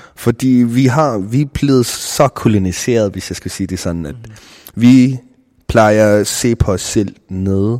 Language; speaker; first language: Danish; non-native, local second language; Kalaallisut